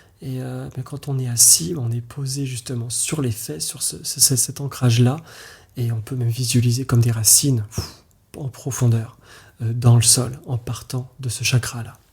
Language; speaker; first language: French; native; French